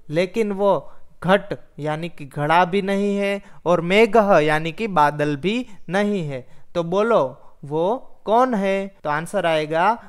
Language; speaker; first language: Hindi; non-native, local second language; Gujarati